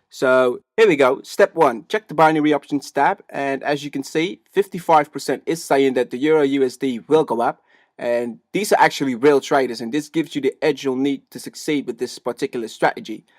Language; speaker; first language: English; native; English